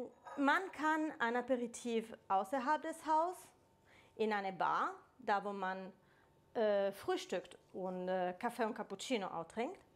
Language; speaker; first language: German; non-native, fluent; Italian